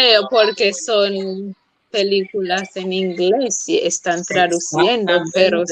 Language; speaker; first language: Spanish; non-native, fluent; English